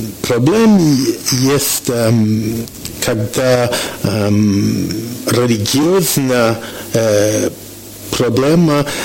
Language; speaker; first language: Russian; non-native, learner; French